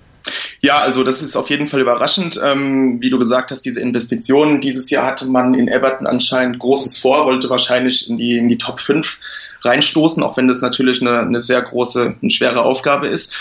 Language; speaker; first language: German; native; German